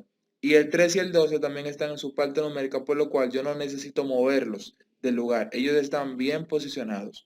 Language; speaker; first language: Spanish; native; Spanish